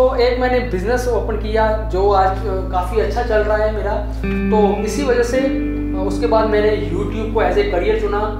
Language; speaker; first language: Hindi; non-native, local second language; Punjabi